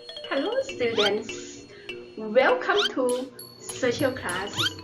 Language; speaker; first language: English; non-native, learner; Thai